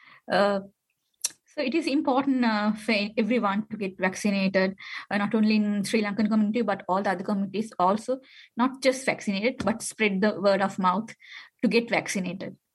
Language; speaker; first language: English; non-native, local second language; Tamil